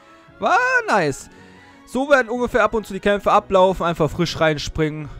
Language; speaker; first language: German; native; German